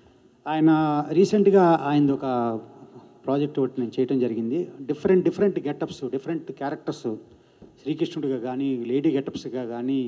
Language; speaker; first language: Telugu; native; Telugu